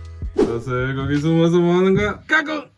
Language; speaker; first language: Korean; early bilingual, other home language; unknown